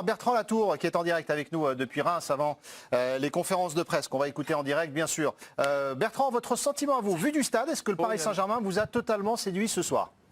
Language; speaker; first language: French; native; French